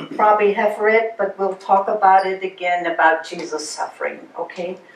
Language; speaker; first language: English; early bilingual, other home language; German